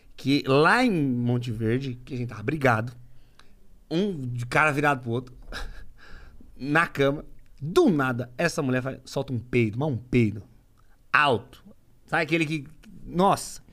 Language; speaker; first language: Portuguese; native; Portuguese